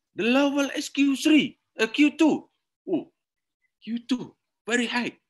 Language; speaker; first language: English; non-native, learner; Indonesian